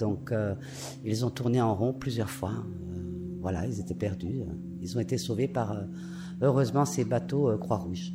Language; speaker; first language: French; native; French